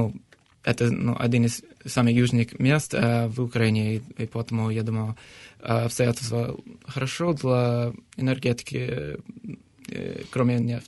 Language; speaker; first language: Russian; non-native, fluent; English